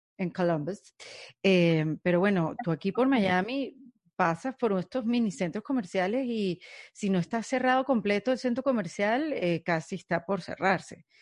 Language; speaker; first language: Spanish; native; Spanish